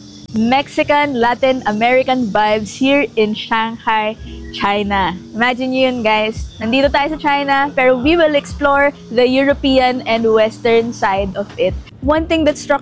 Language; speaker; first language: English; non-native, local second language; Filipino